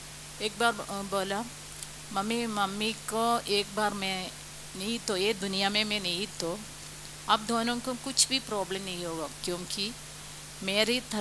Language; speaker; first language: Hindi; non-native, local second language; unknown